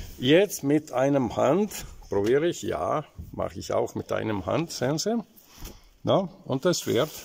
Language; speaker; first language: German; non-native, local second language; Italian